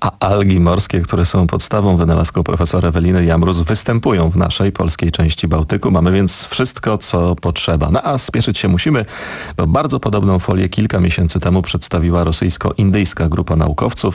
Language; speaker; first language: Polish; native; Polish